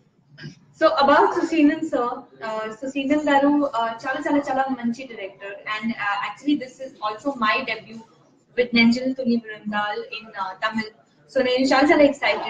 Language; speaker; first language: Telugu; non-native, learner; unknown